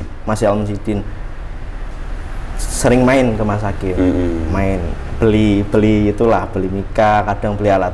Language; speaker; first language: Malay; non-native, local second language; Javanese